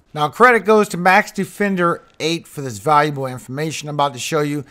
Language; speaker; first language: English; native; English